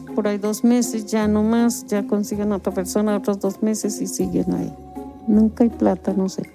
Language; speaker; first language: Spanish; native; Spanish